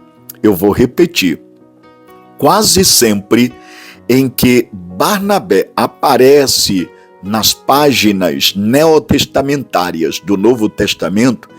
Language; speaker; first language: Portuguese; native; Portuguese